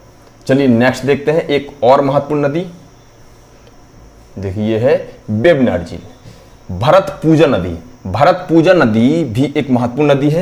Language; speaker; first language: Hindi; native; Hindi